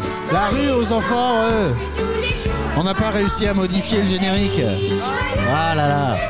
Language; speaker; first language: French; native; French